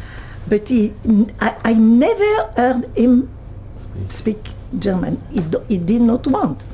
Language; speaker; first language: English; non-native, learner; French